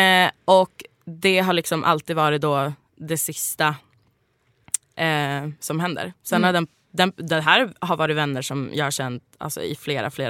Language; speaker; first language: Swedish; native; Swedish